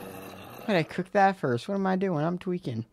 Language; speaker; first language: English; native; English